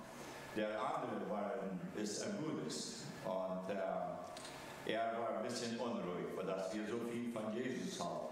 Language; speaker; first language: German; early bilingual, heritage; German